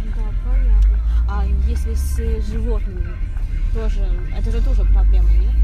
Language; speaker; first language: Russian; non-native, learner; Chinese